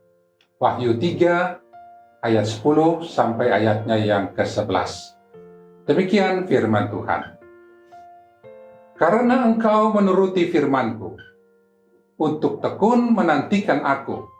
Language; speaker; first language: Malay; native; Malay